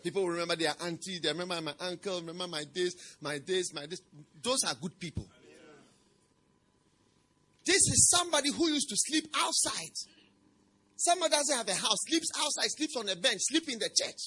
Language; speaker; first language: English; non-native, local second language; Akan